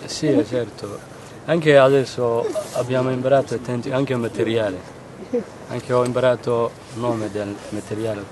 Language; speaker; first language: Italian; non-native, learner; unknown